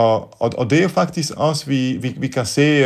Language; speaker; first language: Danish; non-native, fluent; Polish